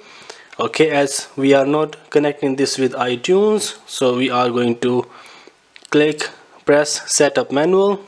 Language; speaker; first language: English; non-native, fluent; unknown